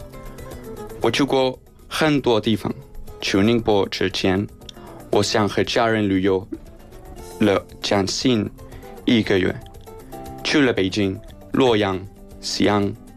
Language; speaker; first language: Chinese; non-native, learner; Spanish